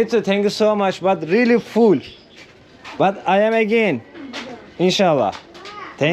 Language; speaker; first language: English; non-native, learner; Turkish